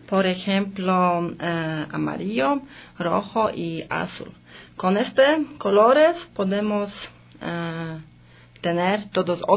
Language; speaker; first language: Spanish; non-native, learner; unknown